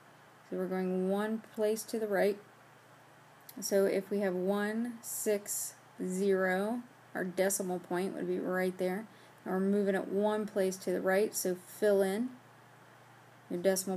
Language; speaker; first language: English; native; English